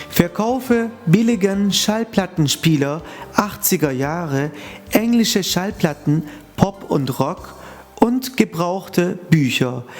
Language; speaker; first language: German; non-native, fluent; Turkish